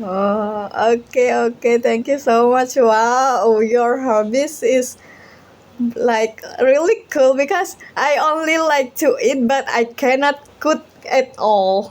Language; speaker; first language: English; non-native, learner; Indonesian